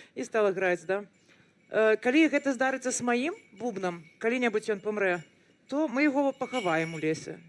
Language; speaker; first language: Belarusian; non-native, local second language; Russian